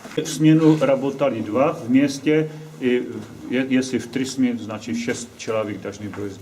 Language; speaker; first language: Russian; non-native, learner; Czech